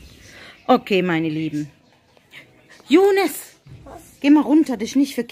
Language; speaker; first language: German; native; German